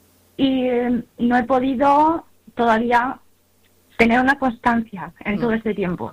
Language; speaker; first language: Spanish; native; Spanish